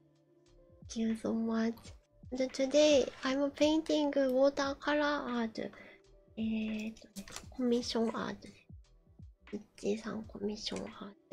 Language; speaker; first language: English; non-native, learner; Japanese